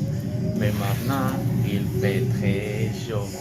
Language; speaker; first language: French; non-native, learner; Spanish